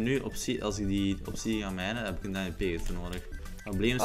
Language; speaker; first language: Dutch; native; Dutch